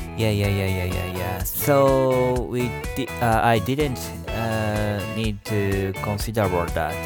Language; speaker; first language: English; non-native, learner; Japanese